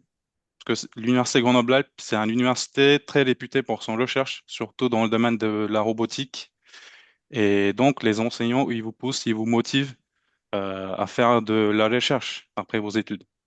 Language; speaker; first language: French; non-native, fluent; Turkish